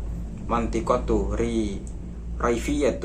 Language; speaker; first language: Arabic; non-native, learner; Indonesian